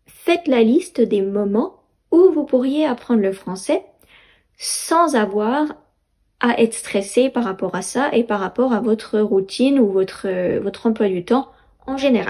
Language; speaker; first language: French; native; French